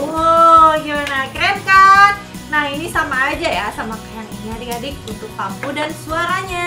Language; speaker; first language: Indonesian; native; Indonesian